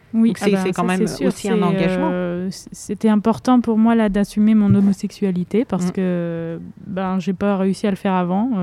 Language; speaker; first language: French; native; French